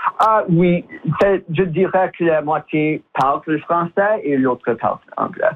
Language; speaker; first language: French; non-native, local second language; English